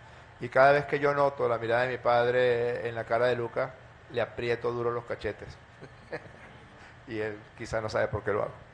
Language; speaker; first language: Spanish; native; Spanish